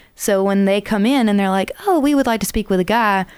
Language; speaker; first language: English; native; English